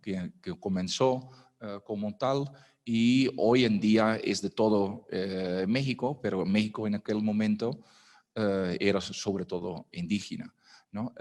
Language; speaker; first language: Spanish; non-native, fluent; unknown